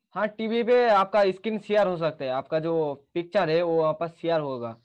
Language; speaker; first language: Hindi; non-native, local second language; Bangla